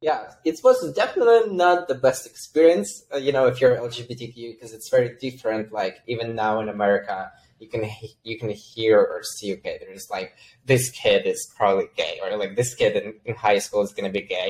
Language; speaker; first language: English; non-native, fluent; Ukrainian